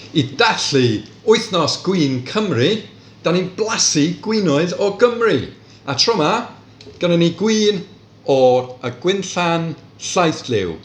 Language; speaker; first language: Welsh; non-native, local second language; English